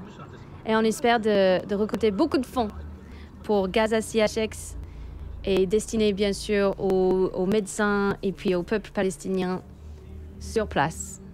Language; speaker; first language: French; native; French